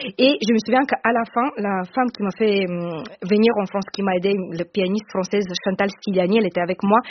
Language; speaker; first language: French; non-native, fluent; Bulgarian